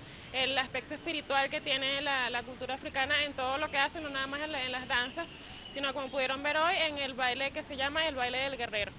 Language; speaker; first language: Spanish; native; Spanish